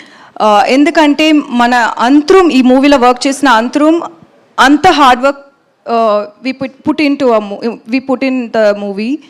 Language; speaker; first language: Telugu; non-native, local second language; Tamil